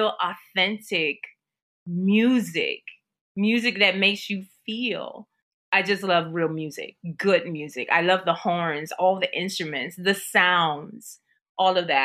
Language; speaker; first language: English; native; English